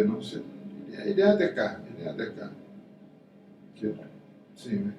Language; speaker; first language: French; non-native, fluent; Portuguese